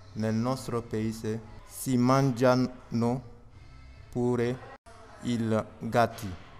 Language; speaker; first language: Italian; non-native, learner; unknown